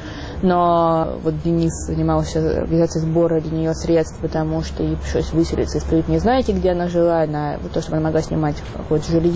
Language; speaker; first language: Russian; native; Russian